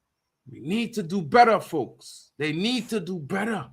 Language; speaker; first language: English; native; English